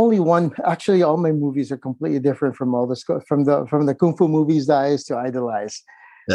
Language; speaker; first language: English; non-native, local second language; Filipino